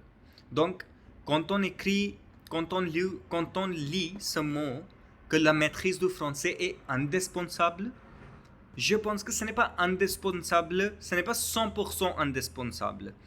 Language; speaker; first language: French; non-native, learner; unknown